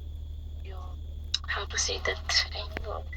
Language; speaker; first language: English; non-native, learner; French